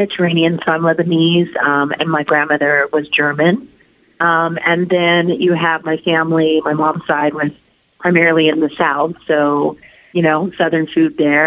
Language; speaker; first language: English; native; English